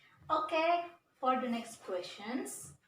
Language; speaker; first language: English; non-native, learner; Indonesian